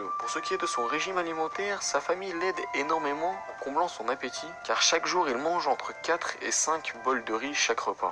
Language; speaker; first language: French; native; French